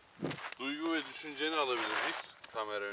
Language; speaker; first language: Turkish; native; Turkish